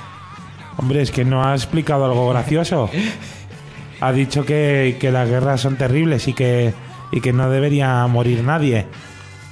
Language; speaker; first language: Spanish; native; Spanish